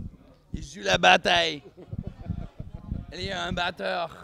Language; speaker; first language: French; non-native, learner; English